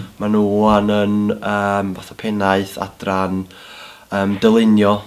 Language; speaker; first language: Welsh; native; Welsh